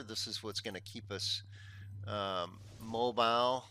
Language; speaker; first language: English; native; English